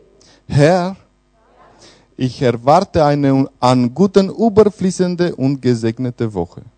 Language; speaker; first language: German; non-native, fluent; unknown